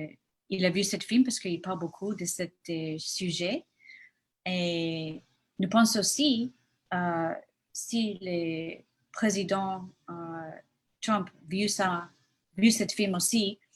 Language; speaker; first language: French; non-native, learner; English